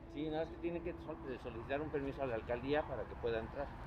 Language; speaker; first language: Spanish; native; Spanish